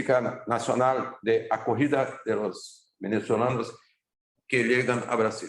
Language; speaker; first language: Spanish; non-native, fluent; Portuguese